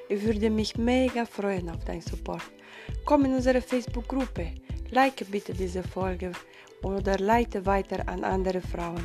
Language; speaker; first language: German; non-native, fluent; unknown